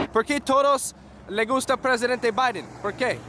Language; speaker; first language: Spanish; non-native, learner; English